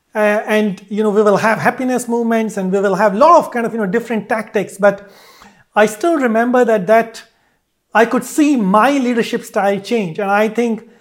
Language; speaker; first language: English; non-native, local second language; Hindi